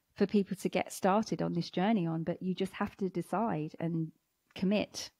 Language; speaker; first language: English; native; English